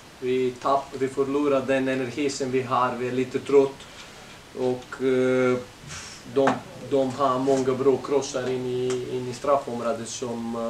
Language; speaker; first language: Swedish; non-native, learner; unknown